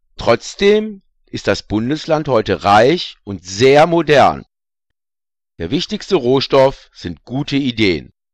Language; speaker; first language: German; native; German